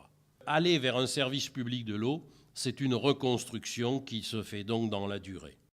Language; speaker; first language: French; native; French